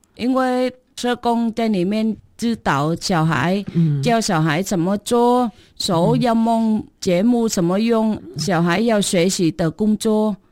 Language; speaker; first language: Chinese; non-native, fluent; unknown